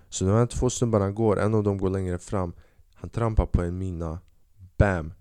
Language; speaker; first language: Swedish; early bilingual, other home language; Albanian